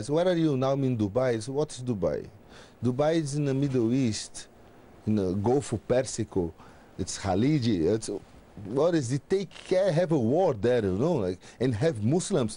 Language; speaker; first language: English; non-native, learner; Portuguese